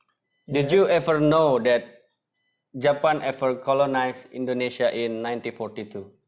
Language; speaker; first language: English; non-native, learner; Indonesian